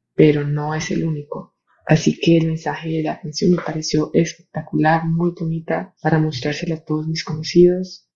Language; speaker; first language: Spanish; native; Spanish